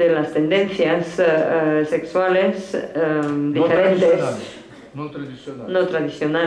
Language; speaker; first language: Spanish; native; Spanish